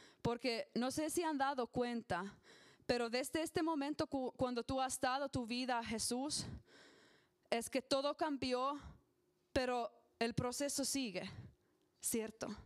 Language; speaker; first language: Spanish; non-native, learner; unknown